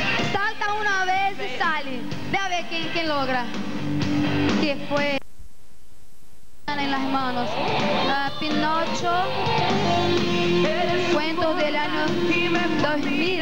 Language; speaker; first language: Spanish; non-native, fluent; Portuguese